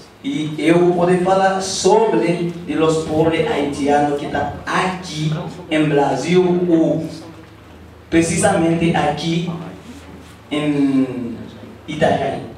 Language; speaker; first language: Portuguese; non-native, learner; Haitian Creole